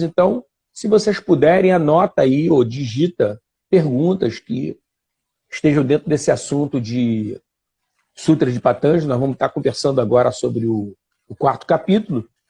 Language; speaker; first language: Portuguese; native; Portuguese